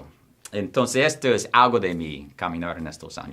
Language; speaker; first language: Spanish; non-native, fluent; English